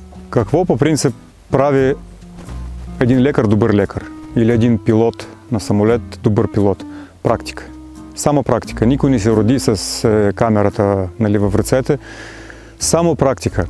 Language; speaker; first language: Bulgarian; non-native, fluent; Russian